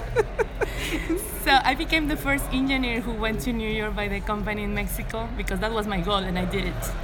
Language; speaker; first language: English; non-native, fluent; Spanish